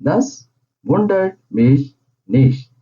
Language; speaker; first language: German; non-native, fluent; Urdu